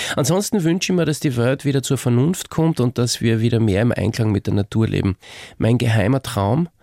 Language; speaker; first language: German; native; German